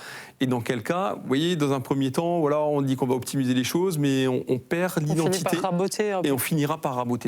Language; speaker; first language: French; native; French